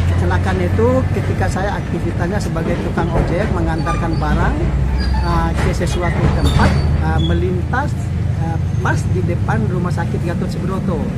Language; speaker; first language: Indonesian; non-native, local second language; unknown